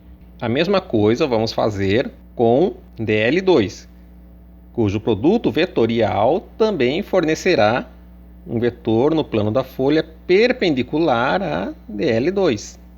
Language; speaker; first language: Portuguese; native; Portuguese